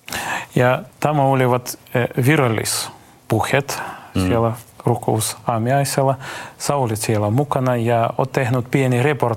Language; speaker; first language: Finnish; non-native, fluent; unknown